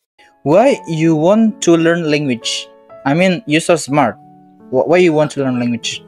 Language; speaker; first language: English; non-native, learner; Indonesian